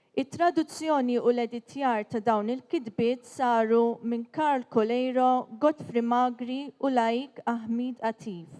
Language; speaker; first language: Maltese; native; Maltese